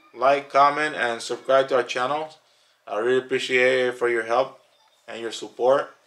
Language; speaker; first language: English; native; English